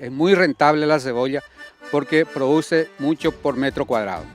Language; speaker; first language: Spanish; native; Spanish